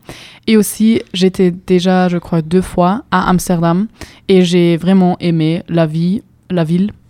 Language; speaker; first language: French; non-native, fluent; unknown